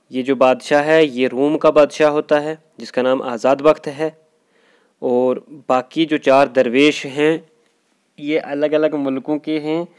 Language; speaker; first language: Urdu; non-native, local second language; Kashmiri